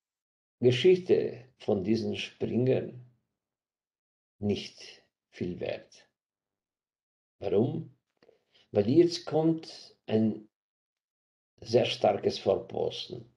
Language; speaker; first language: German; non-native, fluent; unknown